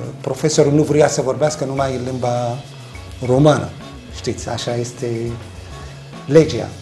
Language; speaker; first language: Romanian; non-native, fluent; Arabic